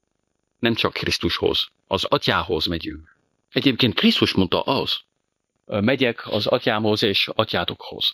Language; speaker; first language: Hungarian; non-native, fluent; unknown